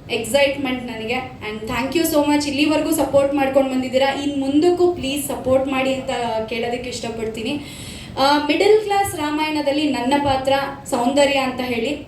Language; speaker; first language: Kannada; native; Kannada